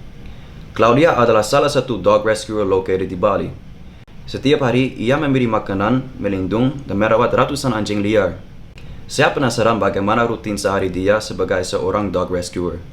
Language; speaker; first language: Indonesian; non-native, fluent; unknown